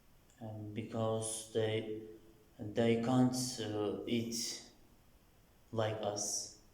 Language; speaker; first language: English; non-native, learner; Turkish